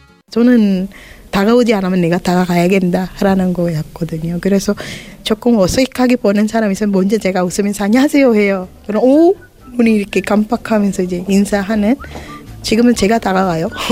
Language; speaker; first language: Korean; non-native, fluent; Sinhala